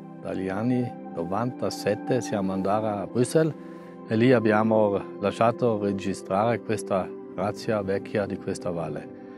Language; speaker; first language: Italian; non-native, local second language; German